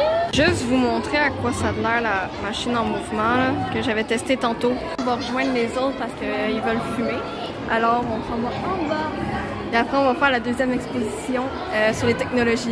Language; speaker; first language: French; native; French